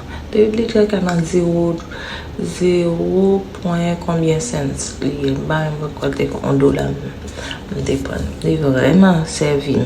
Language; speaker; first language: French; non-native, learner; Haitian Creole